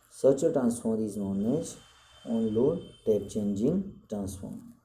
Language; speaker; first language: English; non-native, local second language; Gujarati